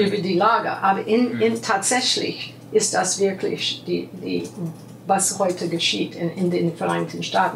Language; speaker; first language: German; non-native, fluent; English